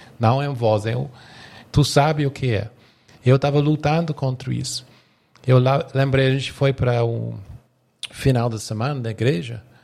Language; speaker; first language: Portuguese; non-native, fluent; English